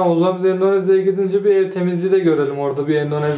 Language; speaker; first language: Turkish; native; Turkish